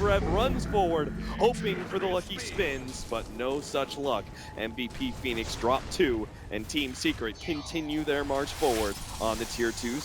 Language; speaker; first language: English; native; English